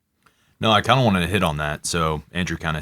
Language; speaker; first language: English; native; English